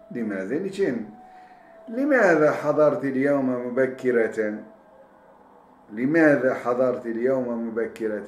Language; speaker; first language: Arabic; non-native, fluent; Turkish